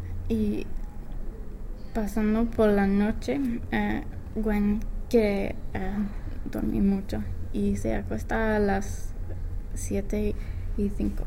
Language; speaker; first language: Spanish; non-native, learner; English